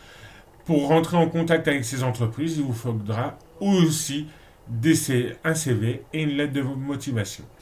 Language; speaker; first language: French; native; French